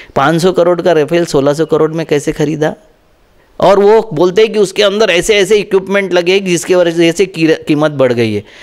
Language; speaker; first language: Hindi; non-native, local second language; Marathi